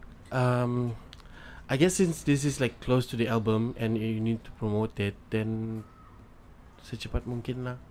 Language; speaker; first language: English; non-native, local second language; Malay